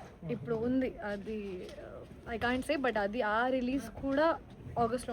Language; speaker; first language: Telugu; non-native, fluent; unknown